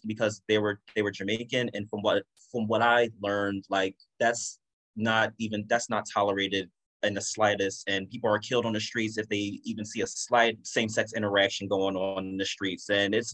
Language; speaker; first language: English; native; English